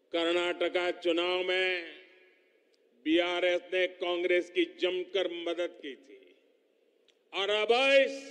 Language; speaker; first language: Hindi; non-native, local second language; Gujarati